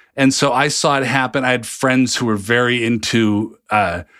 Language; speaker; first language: English; native; English